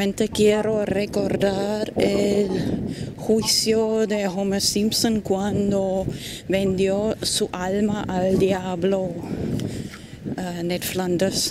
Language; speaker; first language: Spanish; non-native, fluent; German